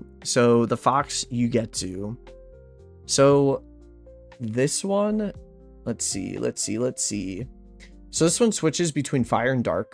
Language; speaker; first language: English; native; English